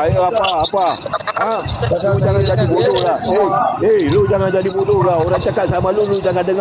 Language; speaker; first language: Malay; native; Malay